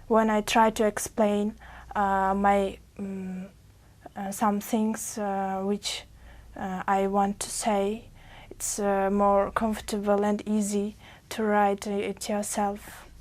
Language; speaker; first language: English; non-native, learner; Uzbek